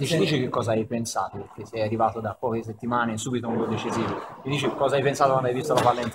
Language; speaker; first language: Italian; native; Italian